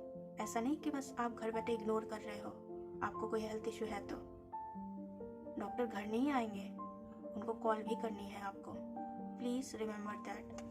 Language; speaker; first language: Hindi; native; Hindi